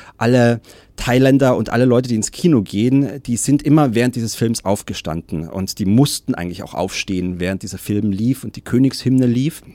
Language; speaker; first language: German; native; German